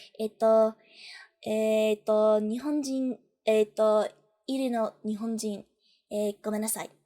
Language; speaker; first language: Japanese; non-native, learner; English